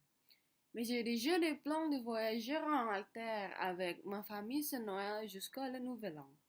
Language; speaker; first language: French; non-native, learner; Indonesian